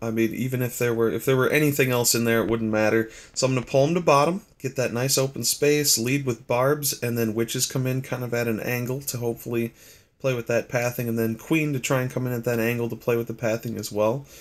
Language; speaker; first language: English; native; English